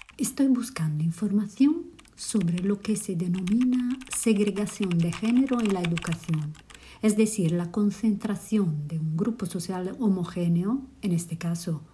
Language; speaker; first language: Spanish; non-native, learner; Italian